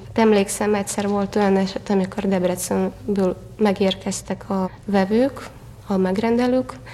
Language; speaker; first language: Hungarian; non-native, learner; Russian